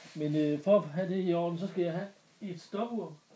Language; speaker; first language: English; non-native, learner; Danish